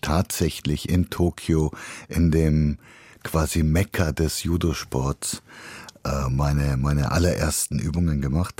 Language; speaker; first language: German; early bilingual, other home language; Bulgarian